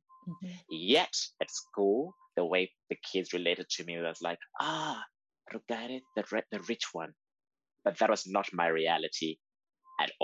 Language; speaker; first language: English; native; English